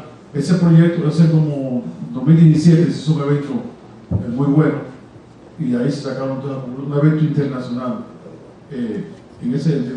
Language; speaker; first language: Spanish; native; Spanish